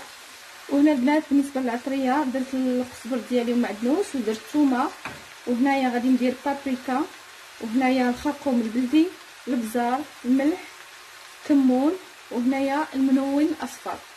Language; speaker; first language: Arabic; native; Arabic